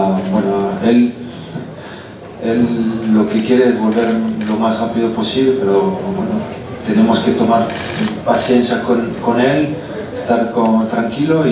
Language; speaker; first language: Spanish; non-native, fluent; French